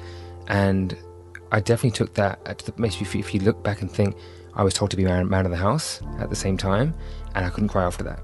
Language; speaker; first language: English; native; English